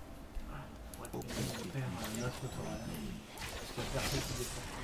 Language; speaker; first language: French; native; French